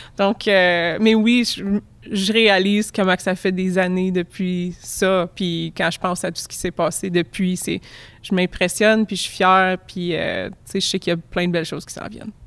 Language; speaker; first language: French; native; French